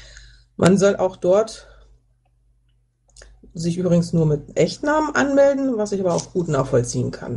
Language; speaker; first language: German; native; German